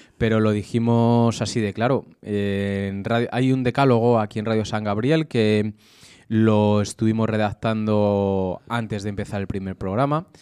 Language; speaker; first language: Spanish; native; Spanish